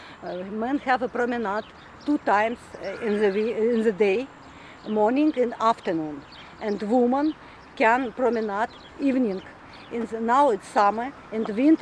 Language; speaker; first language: English; non-native, learner; Russian